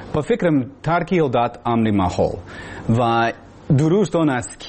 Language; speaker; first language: Persian; non-native, learner; English